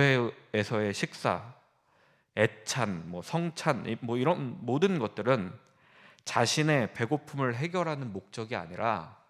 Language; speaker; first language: Korean; native; Korean